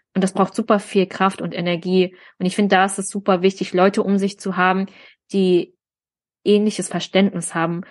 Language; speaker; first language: German; early bilingual, other home language; Vietnamese